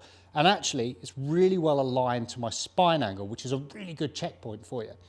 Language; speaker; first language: English; native; English